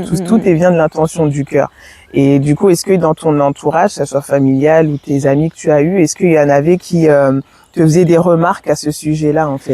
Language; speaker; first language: French; native; French